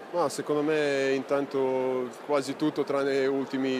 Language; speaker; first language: Italian; non-native, fluent; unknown